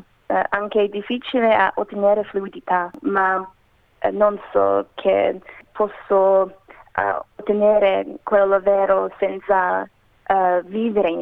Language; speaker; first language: Italian; non-native, learner; Macedonian